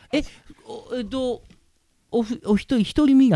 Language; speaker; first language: Japanese; native; Japanese